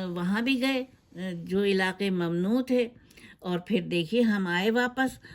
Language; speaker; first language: Urdu; native; Urdu